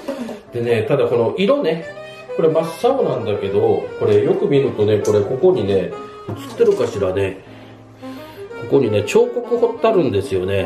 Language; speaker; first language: Japanese; native; Japanese